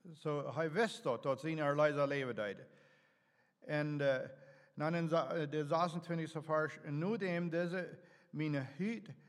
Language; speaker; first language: German; native; German